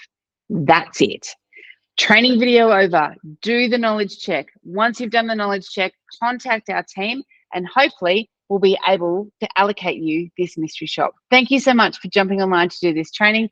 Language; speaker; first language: English; native; English